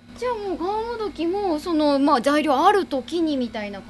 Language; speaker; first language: Japanese; native; Japanese